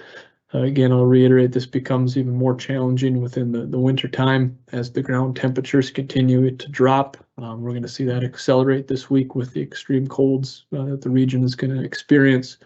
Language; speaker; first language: English; native; English